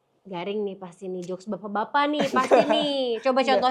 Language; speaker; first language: Indonesian; native; Indonesian